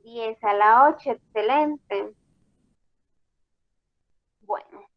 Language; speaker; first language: Spanish; native; Spanish